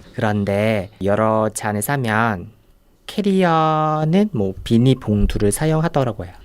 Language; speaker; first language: Korean; non-native, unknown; Vietnamese